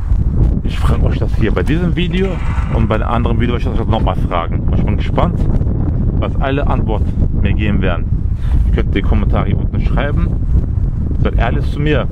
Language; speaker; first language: German; early bilingual, other home language; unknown